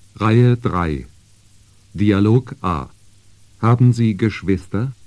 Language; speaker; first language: German; native; German